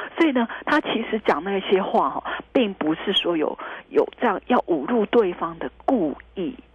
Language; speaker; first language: Chinese; native; Chinese